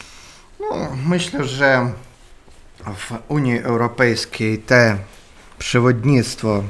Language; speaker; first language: Polish; non-native, learner; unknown